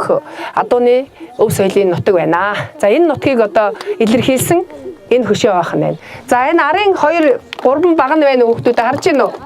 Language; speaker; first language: Mongolian; native; Mongolian